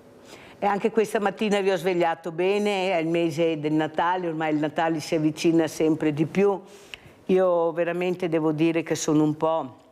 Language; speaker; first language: Italian; native; Italian